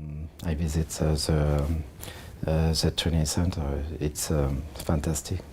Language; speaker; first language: English; non-native, learner; French